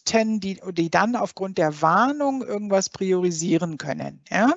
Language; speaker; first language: German; native; German